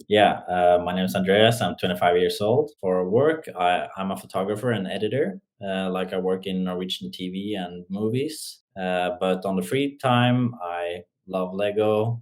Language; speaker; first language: English; non-native, fluent; Norwegian